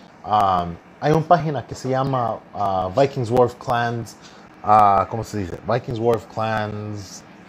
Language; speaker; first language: Spanish; early bilingual, heritage; Spanish